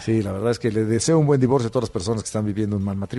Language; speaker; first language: Spanish; native; Spanish